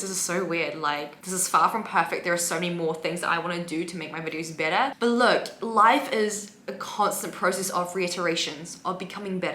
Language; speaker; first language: English; native; English